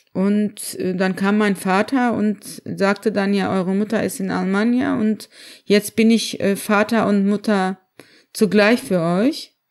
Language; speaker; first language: German; early bilingual, other home language; Turkish